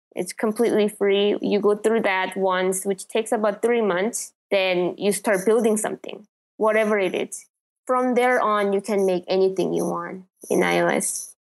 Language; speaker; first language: English; non-native, fluent; Korean